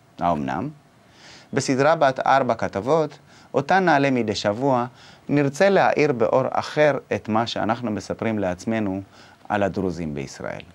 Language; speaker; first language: Hebrew; native; Hebrew